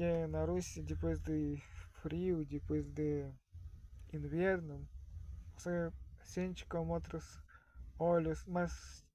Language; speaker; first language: Portuguese; non-native, fluent; Russian